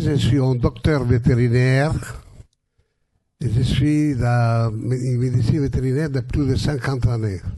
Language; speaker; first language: French; non-native, learner; Italian